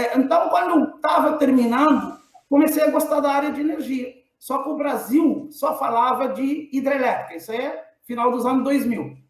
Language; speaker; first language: Portuguese; non-native, local second language; Kabuverdianu